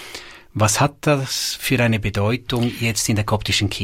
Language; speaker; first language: German; native; German